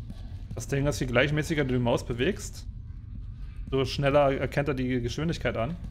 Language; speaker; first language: German; native; German